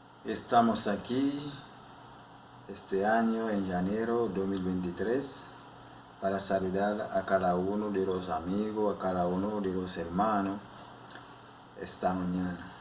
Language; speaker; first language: Spanish; non-native, learner; Haitian Creole